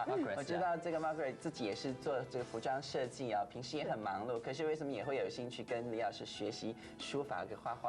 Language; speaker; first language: Chinese; native; Chinese